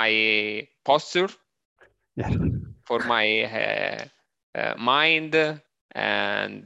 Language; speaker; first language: English; non-native, learner; Italian